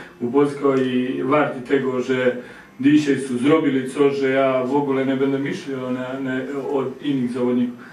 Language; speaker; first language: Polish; non-native, learner; Croatian